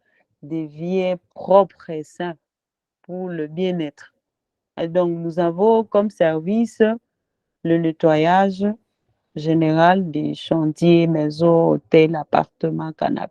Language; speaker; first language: French; non-native, local second language; Swahili